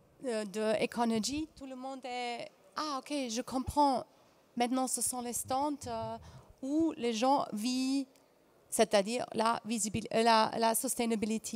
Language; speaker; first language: French; non-native, fluent; German